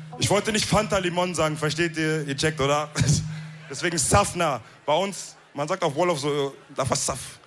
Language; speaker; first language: German; early bilingual, other home language; Wolof